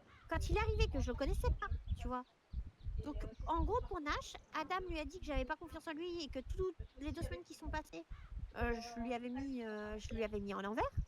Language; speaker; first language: French; native; French